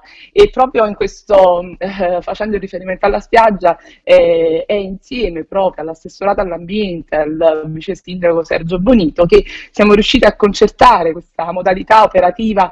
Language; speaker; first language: Italian; native; Italian